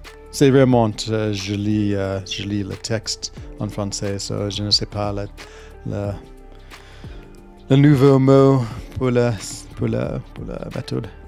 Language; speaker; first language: French; non-native, learner; English